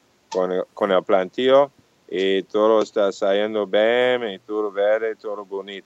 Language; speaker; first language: Portuguese; non-native, fluent; English